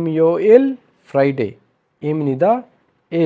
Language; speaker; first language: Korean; non-native, fluent; Urdu